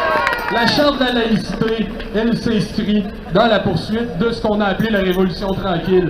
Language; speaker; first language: French; native; French